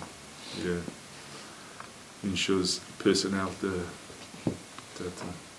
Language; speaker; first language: French; non-native, fluent; English